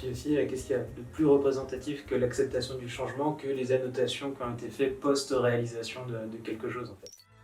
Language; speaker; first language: French; native; French